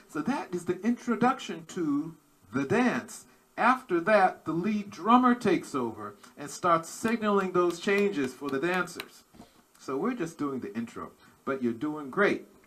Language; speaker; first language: English; native; English